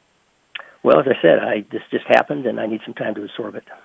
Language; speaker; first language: English; native; English